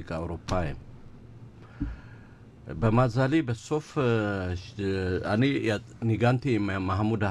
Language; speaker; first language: Hebrew; non-native, learner; Amharic